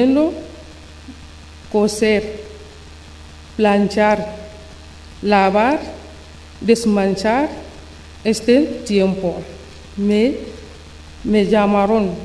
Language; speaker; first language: Spanish; non-native, learner; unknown